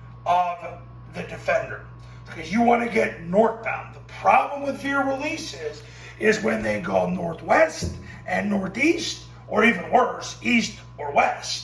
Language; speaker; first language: English; native; English